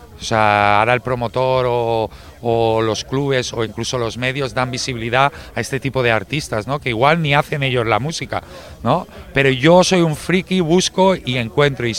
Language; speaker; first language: Spanish; native; Spanish